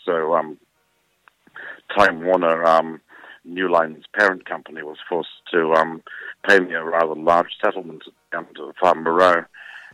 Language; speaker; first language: English; native; English